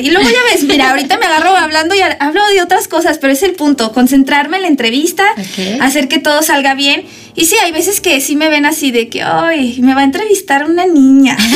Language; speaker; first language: Spanish; native; Spanish